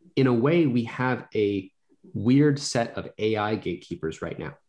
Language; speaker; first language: English; native; English